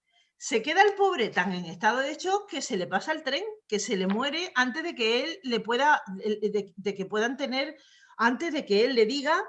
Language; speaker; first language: Spanish; native; Spanish